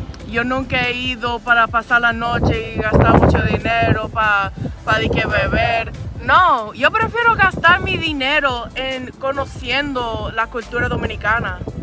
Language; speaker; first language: Spanish; non-native, fluent; English